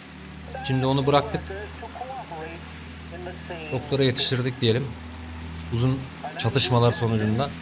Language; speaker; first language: Turkish; native; Turkish